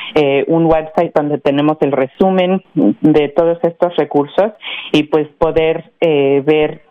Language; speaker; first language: Spanish; early bilingual, heritage; Spanish